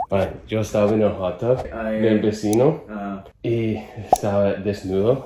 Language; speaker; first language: Spanish; non-native, fluent; English